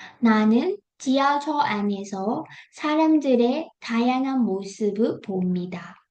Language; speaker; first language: Korean; non-native, fluent; Burmese